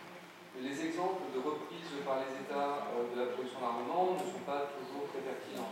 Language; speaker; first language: French; native; French